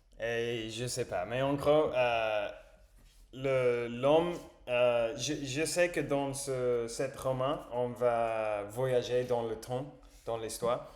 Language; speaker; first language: French; non-native, learner; English